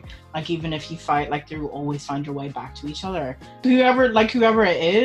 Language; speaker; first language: English; native; English